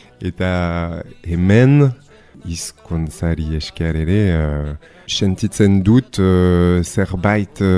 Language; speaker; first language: Basque; non-native, learner; French